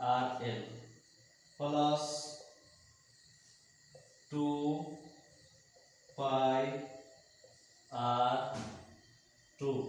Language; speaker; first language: Hindi; native; Hindi